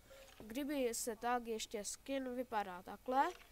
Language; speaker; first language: Czech; native; Czech